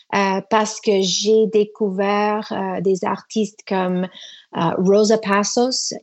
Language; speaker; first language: French; non-native, learner; English